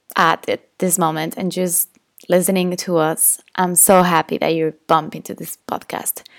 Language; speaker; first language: English; non-native, fluent; Spanish